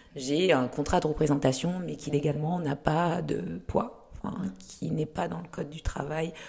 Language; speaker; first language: French; early bilingual, other home language; Kinyarwanda